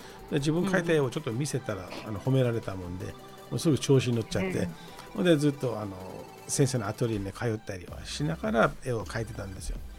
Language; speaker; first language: Japanese; non-native, fluent; Persian